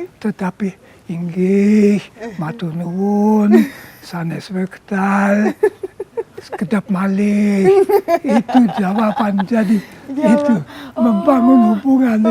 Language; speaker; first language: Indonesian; non-native, fluent; German